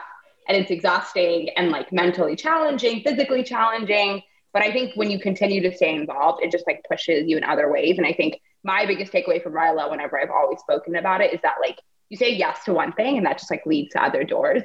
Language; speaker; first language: English; native; English